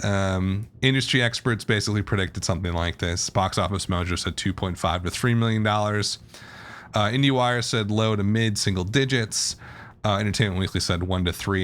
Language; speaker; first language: English; native; English